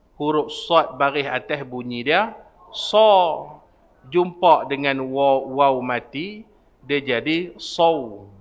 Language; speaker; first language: Malay; native; Malay